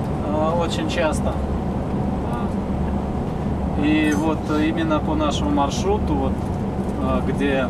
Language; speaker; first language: Russian; native; Russian